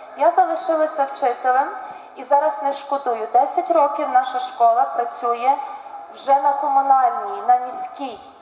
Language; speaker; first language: Ukrainian; native; Ukrainian